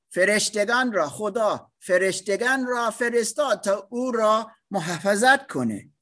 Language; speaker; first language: Persian; non-native, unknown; German